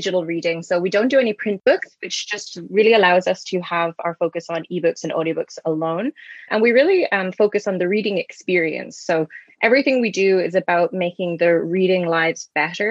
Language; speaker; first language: English; native; English